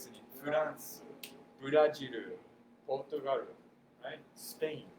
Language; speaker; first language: Japanese; non-native, fluent; English